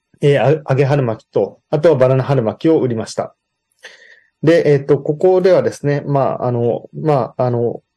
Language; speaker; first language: Japanese; native; Japanese